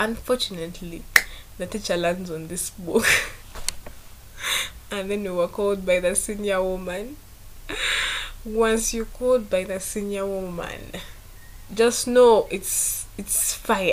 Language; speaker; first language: English; non-native, local second language; Ganda